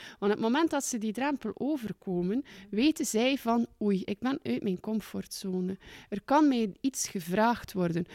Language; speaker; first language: Dutch; native; Dutch